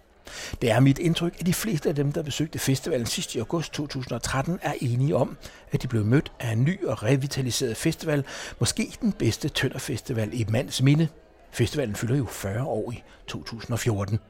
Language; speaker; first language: Danish; native; Danish